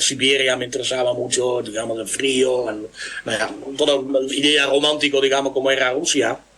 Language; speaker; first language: Spanish; non-native, fluent; Dutch